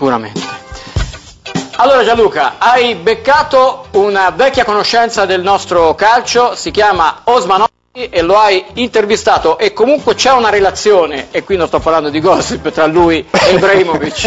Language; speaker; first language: Italian; native; Italian